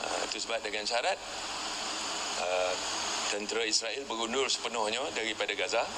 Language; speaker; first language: Malay; native; Malay